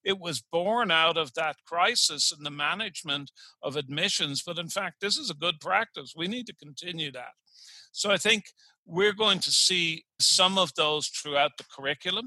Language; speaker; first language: English; native; English